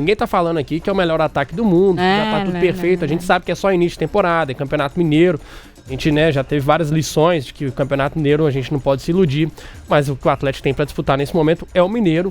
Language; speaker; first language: Portuguese; native; Portuguese